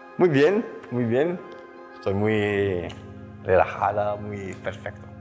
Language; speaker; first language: Spanish; non-native, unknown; French